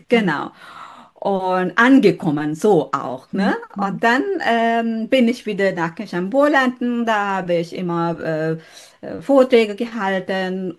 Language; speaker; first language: German; non-native, fluent; Sinhala